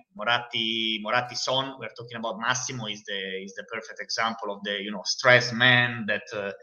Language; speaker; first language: English; non-native, fluent; Italian